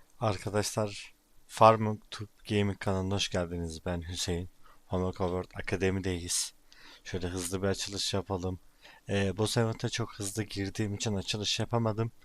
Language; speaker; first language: Turkish; native; Turkish